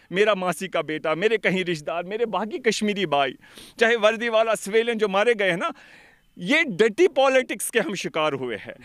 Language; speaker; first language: Hindi; non-native, local second language; Kashmiri